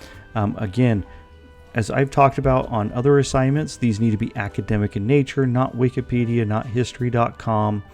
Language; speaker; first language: English; native; English